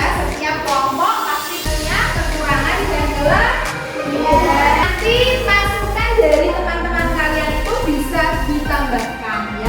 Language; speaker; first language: Indonesian; native; Indonesian